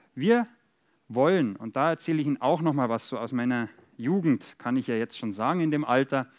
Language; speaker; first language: German; native; German